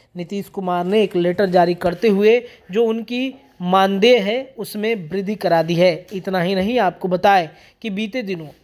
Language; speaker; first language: Hindi; native; Hindi